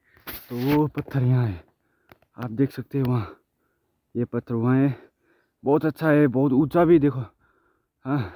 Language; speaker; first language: Hindi; non-native, local second language; Nepali